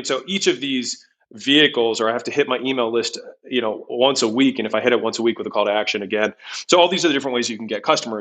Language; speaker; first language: English; native; English